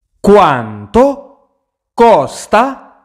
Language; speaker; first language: Italian; non-native, fluent; Arabic